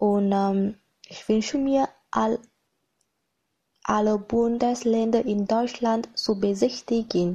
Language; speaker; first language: German; non-native, learner; Vietnamese